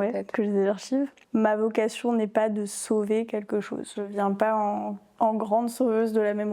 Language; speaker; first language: French; native; French